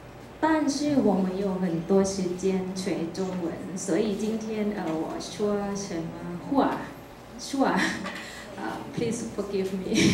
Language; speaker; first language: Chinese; non-native, learner; Thai